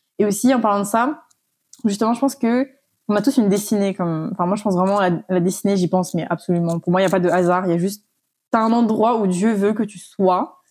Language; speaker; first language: French; non-native, local second language; Malagasy